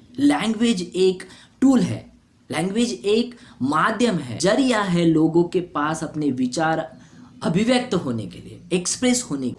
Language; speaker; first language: Hindi; non-native, local second language; Marathi